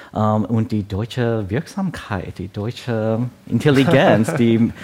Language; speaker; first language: German; non-native, learner; Wu Chinese